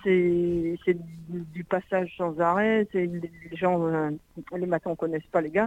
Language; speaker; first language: French; native; French